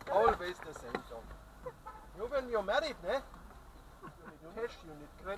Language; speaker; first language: English; non-native, learner; German